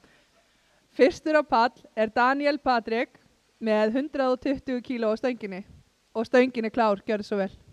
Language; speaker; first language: Icelandic; native; Icelandic